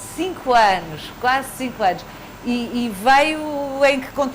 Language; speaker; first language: Portuguese; native; Portuguese